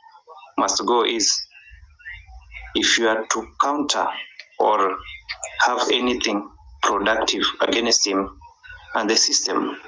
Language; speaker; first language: English; non-native, local second language; Swahili